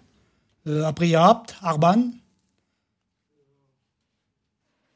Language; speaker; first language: French; native; French